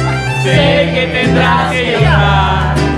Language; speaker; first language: Spanish; native; Spanish